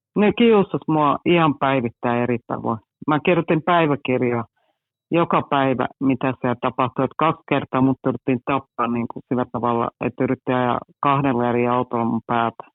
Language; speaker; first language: Finnish; native; Finnish